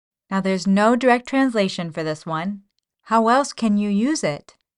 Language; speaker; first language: English; native; English